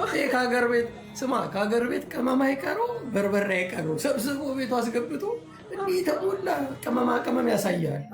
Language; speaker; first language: Amharic; native; Amharic